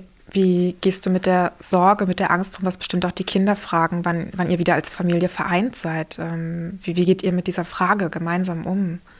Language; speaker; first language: German; native; German